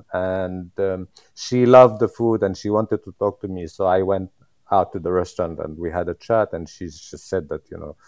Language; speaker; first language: English; non-native, fluent; Arabic